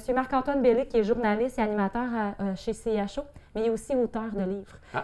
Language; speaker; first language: French; native; French